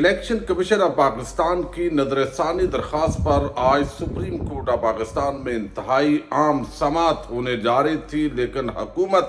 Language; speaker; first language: Urdu; native; Urdu